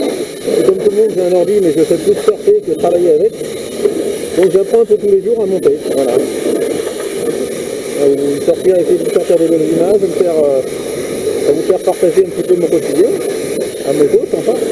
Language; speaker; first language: French; native; French